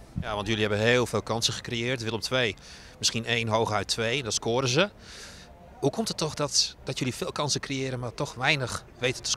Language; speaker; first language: Dutch; native; Dutch